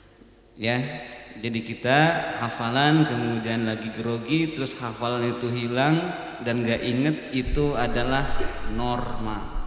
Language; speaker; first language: Indonesian; native; Indonesian